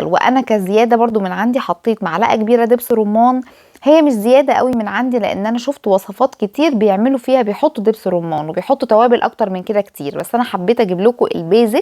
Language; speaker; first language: Arabic; native; Arabic